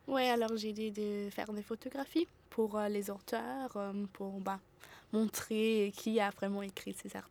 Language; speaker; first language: French; non-native, fluent; German